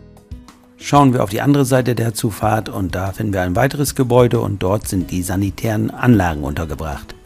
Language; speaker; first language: German; native; German